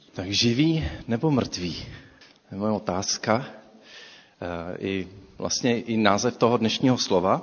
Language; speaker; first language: Czech; native; Czech